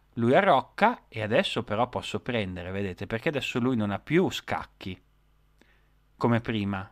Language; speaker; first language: Italian; native; Italian